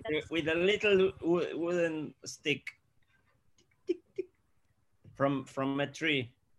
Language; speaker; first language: English; non-native, learner; Spanish